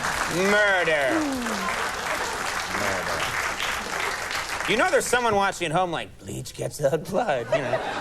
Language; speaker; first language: English; native; English